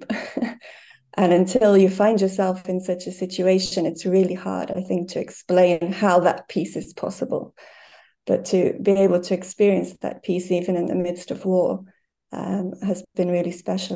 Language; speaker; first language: English; native; English